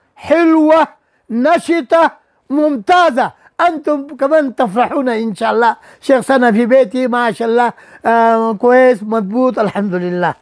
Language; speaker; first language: Arabic; non-native, fluent; Urdu